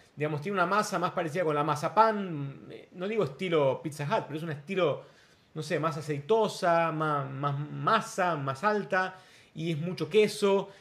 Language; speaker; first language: Spanish; non-native, fluent; Portuguese